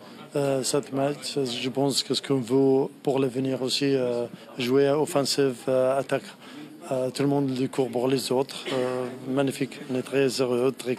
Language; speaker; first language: French; non-native, learner; Arabic